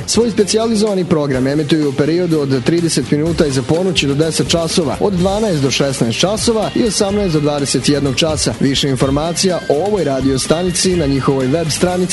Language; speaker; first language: Serbian; native; Serbian